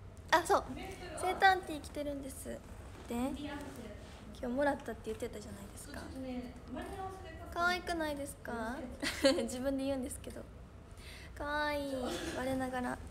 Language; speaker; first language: Japanese; native; Japanese